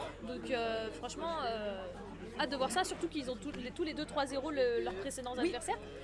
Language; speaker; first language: French; native; French